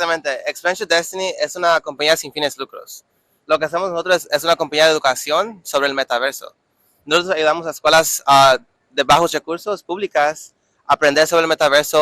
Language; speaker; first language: Spanish; early bilingual, heritage; Spanish